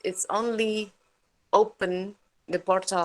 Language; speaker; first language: English; non-native, learner; Indonesian